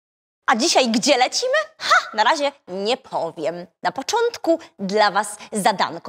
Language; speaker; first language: Polish; native; Polish